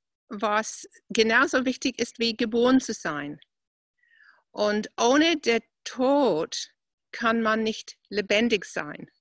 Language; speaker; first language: German; non-native, fluent; English